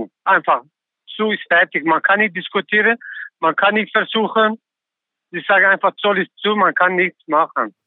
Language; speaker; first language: German; non-native, learner; Kurdish